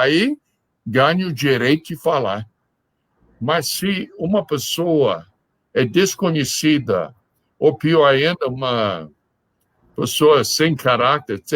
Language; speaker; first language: Portuguese; non-native, fluent; English